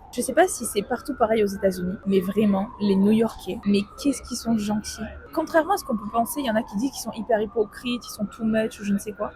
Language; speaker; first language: French; native; French